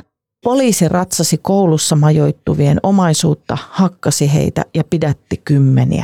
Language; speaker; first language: Finnish; native; Finnish